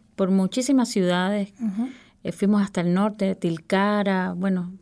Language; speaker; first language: Spanish; native; Spanish